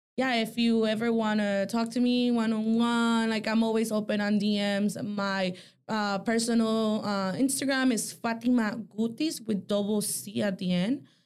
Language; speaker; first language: English; early bilingual, other home language; Spanish